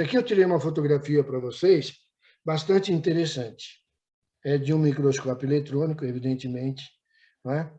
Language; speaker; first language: Portuguese; native; Portuguese